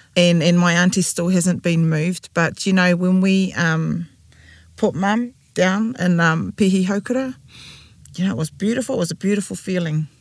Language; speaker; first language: English; native; English